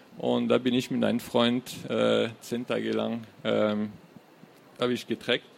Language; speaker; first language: German; non-native, fluent; French